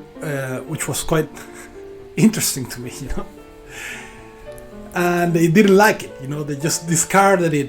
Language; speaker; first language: English; non-native, fluent; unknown